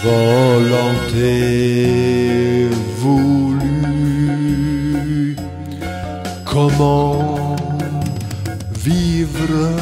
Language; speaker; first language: French; non-native, fluent; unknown